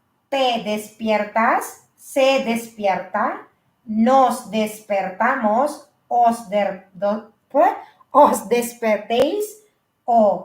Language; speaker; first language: Spanish; non-native, learner; Filipino